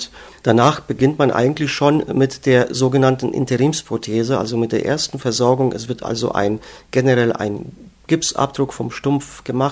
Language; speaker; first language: German; native; German